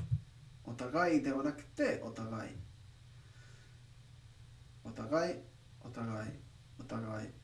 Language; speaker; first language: Japanese; non-native, learner; English